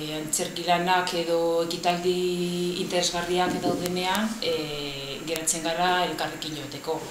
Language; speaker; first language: Basque; non-native, local second language; Spanish